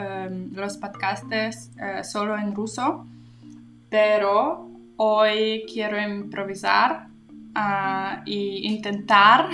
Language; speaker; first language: Spanish; non-native, learner; Russian